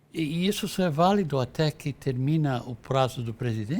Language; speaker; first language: Portuguese; non-native, fluent; English